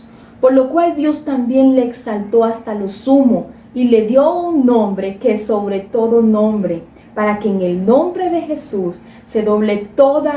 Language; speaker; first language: Spanish; native; Spanish